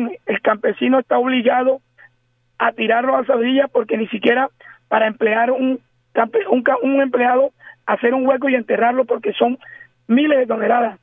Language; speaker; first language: Spanish; native; Spanish